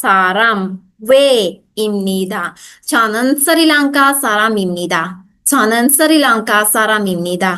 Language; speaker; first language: Korean; non-native, fluent; Sinhala